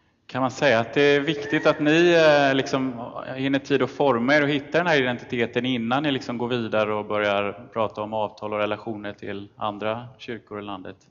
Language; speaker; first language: Swedish; native; Swedish